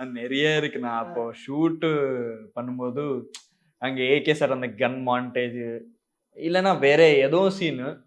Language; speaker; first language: Tamil; non-native, learner; Telugu